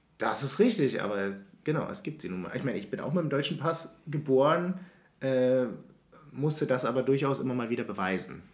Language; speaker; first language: German; native; German